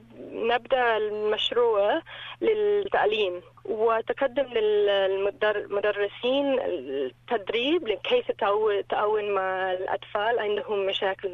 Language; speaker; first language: Arabic; non-native, learner; English